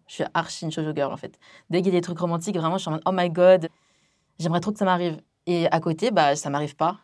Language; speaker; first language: French; early bilingual, other home language; Chinese